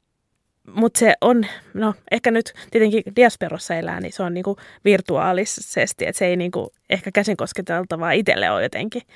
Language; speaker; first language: Finnish; native; Finnish